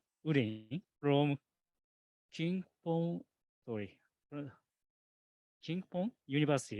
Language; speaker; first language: English; non-native, learner; Japanese